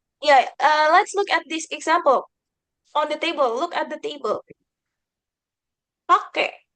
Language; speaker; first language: English; non-native, fluent; Indonesian